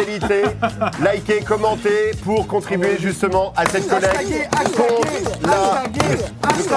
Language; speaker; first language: French; native; French